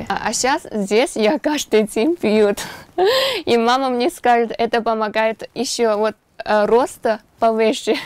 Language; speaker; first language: Russian; non-native, learner; Chinese